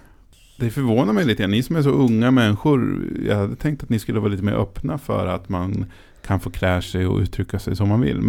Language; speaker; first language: Swedish; native; Swedish